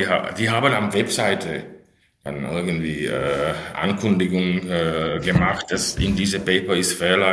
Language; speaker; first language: German; non-native, fluent; Slovak